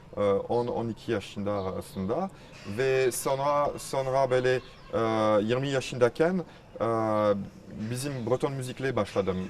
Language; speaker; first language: Turkish; non-native, fluent; French